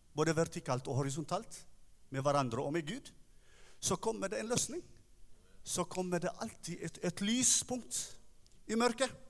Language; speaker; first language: Norwegian; non-native, fluent; Tigrinya